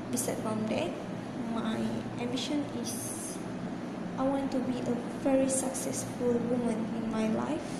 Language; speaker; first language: English; non-native, local second language; Malay